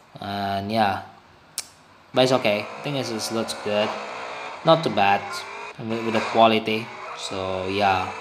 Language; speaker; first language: English; non-native, learner; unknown